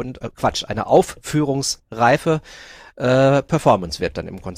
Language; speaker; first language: German; native; German